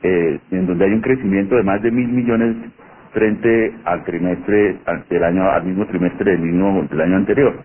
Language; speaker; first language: Spanish; native; Spanish